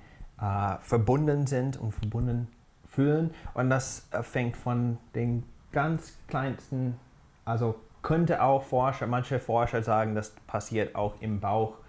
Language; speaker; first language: German; non-native, fluent; English